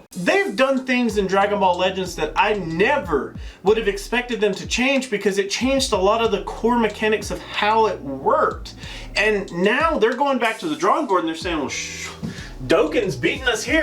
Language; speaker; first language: English; native; English